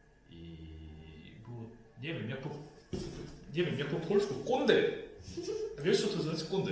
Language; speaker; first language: Polish; non-native, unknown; Korean